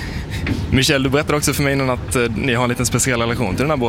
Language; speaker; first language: Swedish; native; Swedish